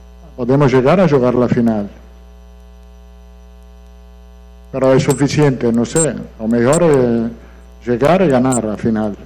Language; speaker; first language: Portuguese; non-native, fluent; Italian